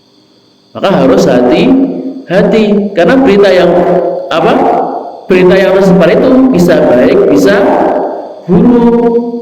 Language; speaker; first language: Indonesian; non-native, local second language; Javanese